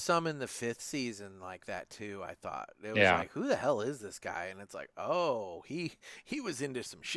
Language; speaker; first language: English; native; English